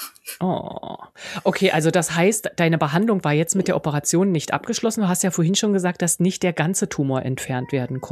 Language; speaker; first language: German; native; German